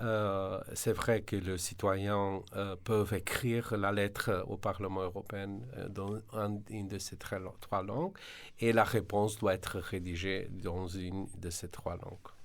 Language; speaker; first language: French; non-native, fluent; Slovenian